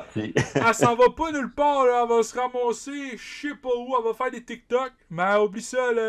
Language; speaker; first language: French; native; French